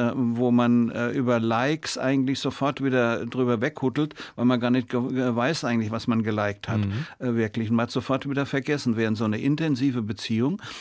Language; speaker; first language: German; native; German